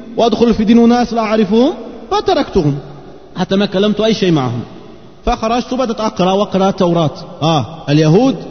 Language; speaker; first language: Arabic; non-native, fluent; Portuguese